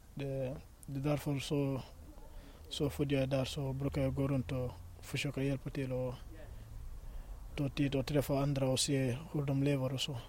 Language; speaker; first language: Swedish; early bilingual, other home language; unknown